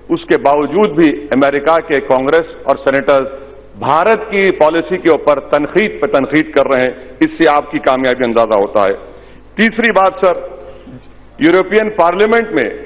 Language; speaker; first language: Urdu; native; Urdu